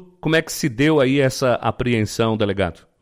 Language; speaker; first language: Portuguese; native; Portuguese